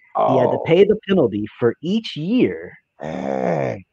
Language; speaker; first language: English; native; English